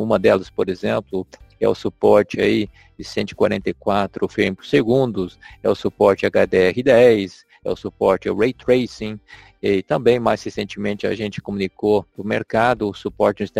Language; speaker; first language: Portuguese; native; Portuguese